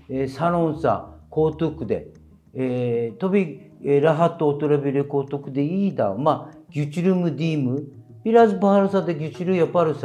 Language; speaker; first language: Turkish; non-native, fluent; Japanese